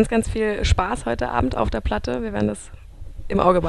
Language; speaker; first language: German; native; German